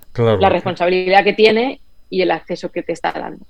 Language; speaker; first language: Spanish; native; Spanish